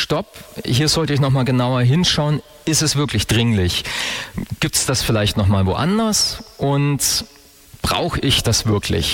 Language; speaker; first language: German; native; German